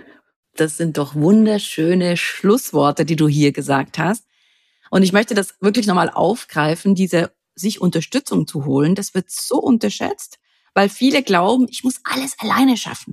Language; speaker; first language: German; native; German